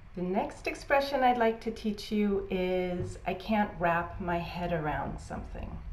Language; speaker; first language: English; native; English